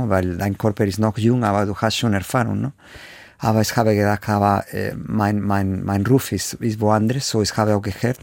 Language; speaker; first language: German; non-native, fluent; Spanish